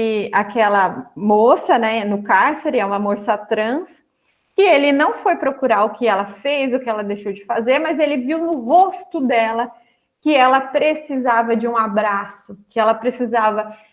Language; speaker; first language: Portuguese; native; Portuguese